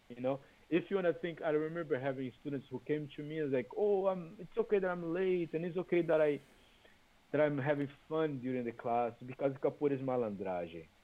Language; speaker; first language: English; non-native, fluent; Portuguese